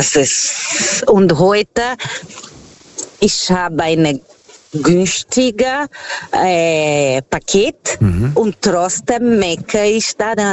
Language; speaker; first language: German; non-native, learner; Portuguese